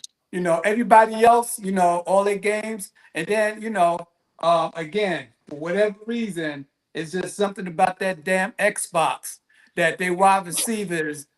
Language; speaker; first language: English; native; English